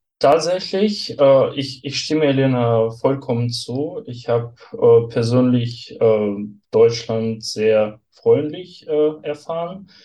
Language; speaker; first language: German; non-native, fluent; Russian